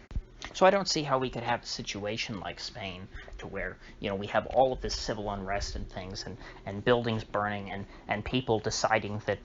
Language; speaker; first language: English; native; English